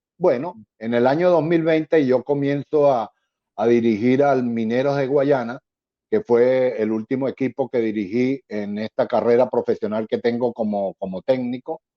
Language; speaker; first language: Spanish; native; Spanish